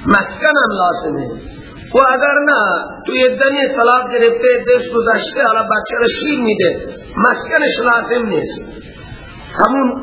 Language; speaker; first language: Persian; non-native, local second language; Baluchi